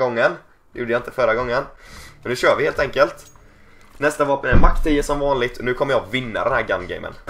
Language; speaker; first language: Swedish; native; Swedish